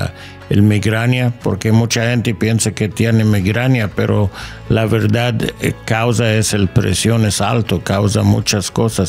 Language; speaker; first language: Spanish; non-native, learner; English